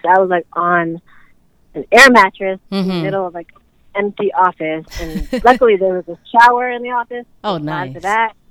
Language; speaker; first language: English; native; English